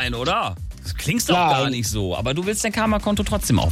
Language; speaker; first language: German; native; German